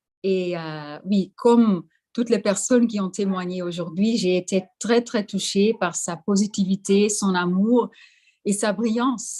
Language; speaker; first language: French; non-native, fluent; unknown